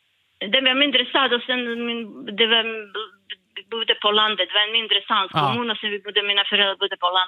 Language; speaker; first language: Swedish; non-native, learner; Bosnian